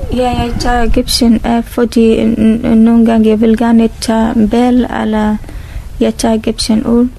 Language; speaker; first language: Danish; non-native, learner; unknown